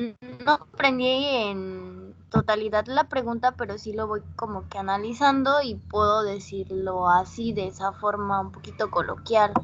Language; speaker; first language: Spanish; native; Spanish